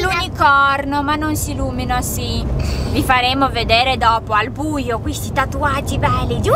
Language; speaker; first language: Italian; native; Italian